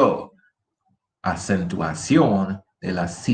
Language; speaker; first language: Spanish; non-native, fluent; English